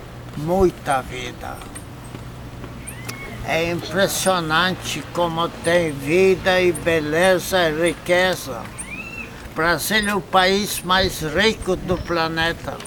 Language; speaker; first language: Portuguese; non-native, fluent; Polish